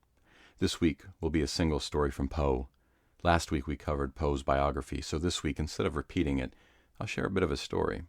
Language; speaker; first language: English; native; English